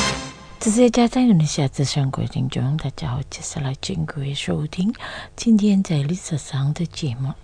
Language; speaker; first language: Chinese; non-native, learner; Indonesian